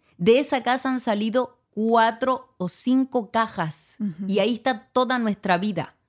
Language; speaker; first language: Spanish; native; Spanish